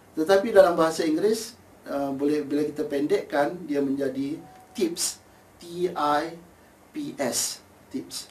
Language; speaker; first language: Malay; native; Malay